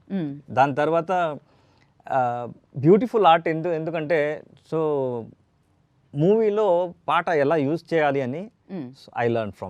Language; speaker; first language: Telugu; non-native, learner; Kannada